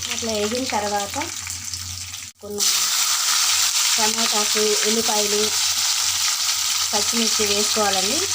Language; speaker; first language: Telugu; native; Telugu